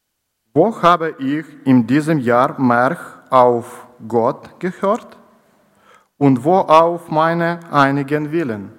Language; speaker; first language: German; non-native, learner; Ukrainian